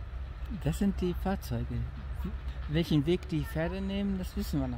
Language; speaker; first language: German; native; German